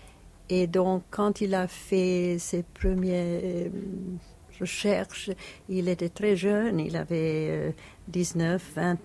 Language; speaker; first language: French; non-native, fluent; Italian